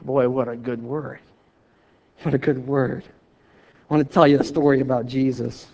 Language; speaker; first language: English; native; English